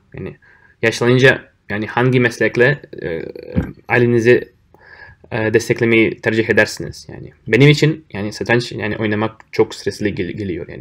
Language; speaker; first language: Turkish; non-native, fluent; Russian